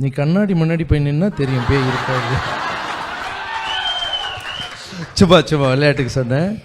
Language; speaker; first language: Tamil; native; Tamil